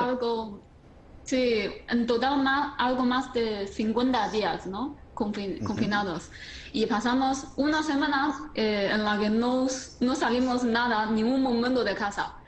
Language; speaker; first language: Spanish; non-native, fluent; Chinese